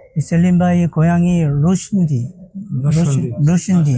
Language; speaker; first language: Korean; non-native, learner; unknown